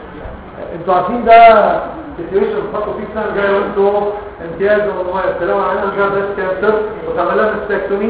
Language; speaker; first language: Arabic; native; Arabic